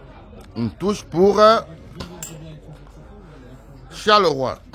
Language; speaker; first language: French; native; French